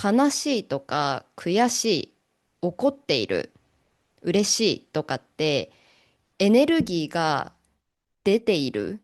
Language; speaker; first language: Japanese; native; Japanese